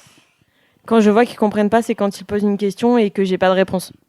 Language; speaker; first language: French; native; French